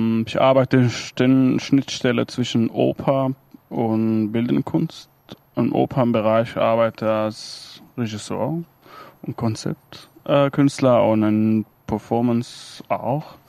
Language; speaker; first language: German; non-native, fluent; Kurdish